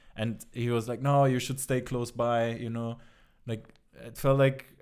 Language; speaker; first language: English; non-native, fluent; German